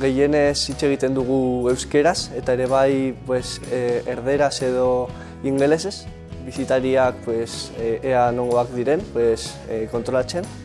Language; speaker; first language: Basque; non-native, local second language; Spanish